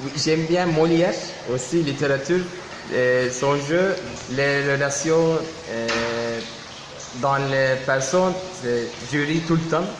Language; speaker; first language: French; non-native, fluent; Turkish